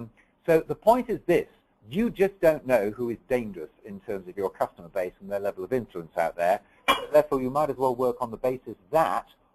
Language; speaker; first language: English; native; English